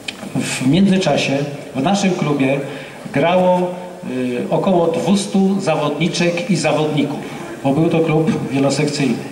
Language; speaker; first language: Polish; native; Polish